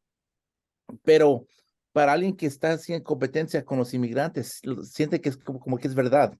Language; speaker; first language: Spanish; early bilingual, heritage; Spanish